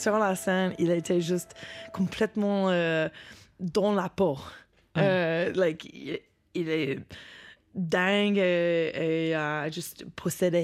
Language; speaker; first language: French; non-native, learner; English